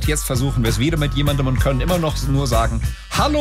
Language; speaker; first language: German; native; German